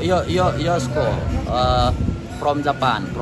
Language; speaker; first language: English; non-native, learner; Indonesian